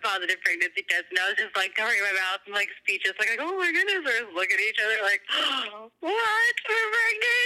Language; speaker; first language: English; native; English